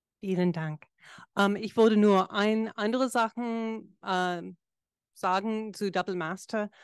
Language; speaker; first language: German; non-native, fluent; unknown